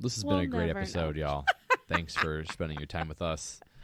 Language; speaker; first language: English; native; English